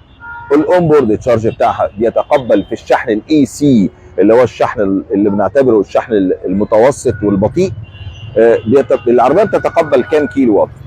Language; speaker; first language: Arabic; native; Arabic